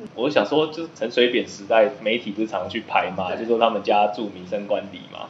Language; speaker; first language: Chinese; native; Chinese